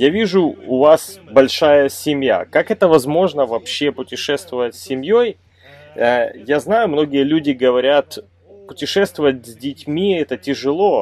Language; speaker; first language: Russian; native; Russian